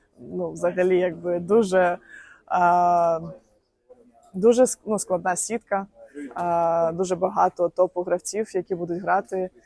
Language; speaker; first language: Ukrainian; non-native, local second language; Russian